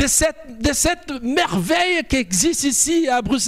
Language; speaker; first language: French; non-native, fluent; Portuguese